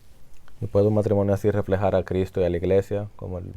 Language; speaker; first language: Spanish; native; Spanish